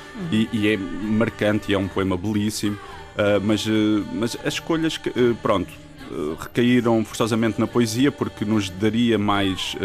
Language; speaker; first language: Portuguese; native; Portuguese